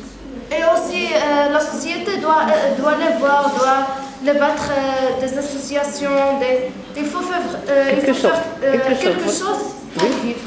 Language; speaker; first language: French; non-native, learner; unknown